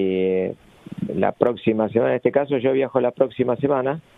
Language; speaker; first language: Spanish; native; Spanish